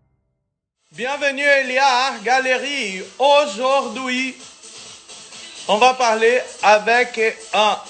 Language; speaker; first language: French; non-native, fluent; Portuguese